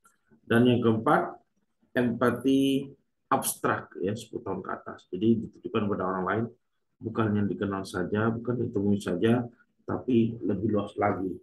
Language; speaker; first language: Indonesian; native; Indonesian